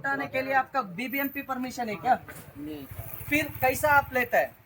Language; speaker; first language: Hindi; non-native, local second language; Kannada